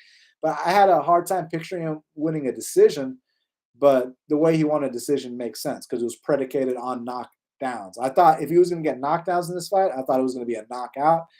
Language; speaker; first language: English; native; English